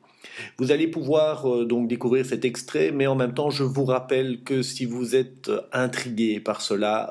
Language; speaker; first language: French; native; French